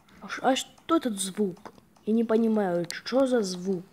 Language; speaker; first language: Russian; non-native, fluent; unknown